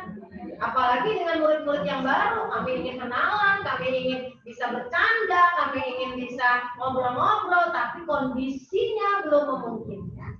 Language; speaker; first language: Indonesian; native; Indonesian